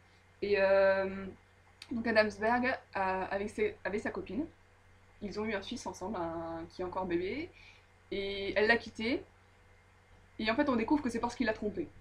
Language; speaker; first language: French; native; French